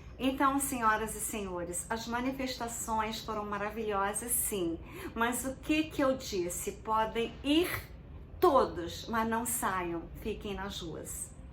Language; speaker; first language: Portuguese; native; Portuguese